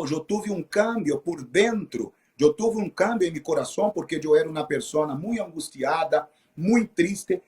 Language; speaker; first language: Spanish; non-native, fluent; Portuguese